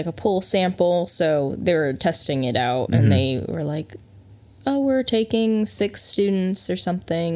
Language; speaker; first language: English; native; English